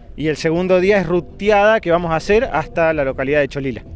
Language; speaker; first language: Spanish; native; Spanish